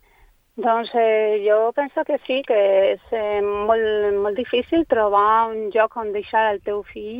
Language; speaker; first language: Catalan; non-native, local second language; Spanish